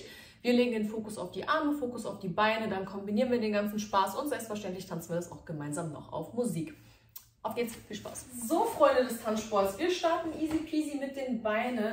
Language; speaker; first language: German; native; German